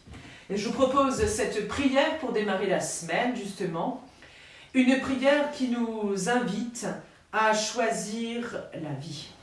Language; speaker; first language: French; native; French